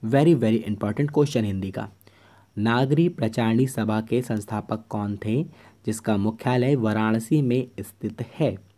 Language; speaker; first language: Hindi; native; Hindi